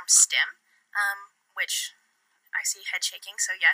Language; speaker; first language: English; native; English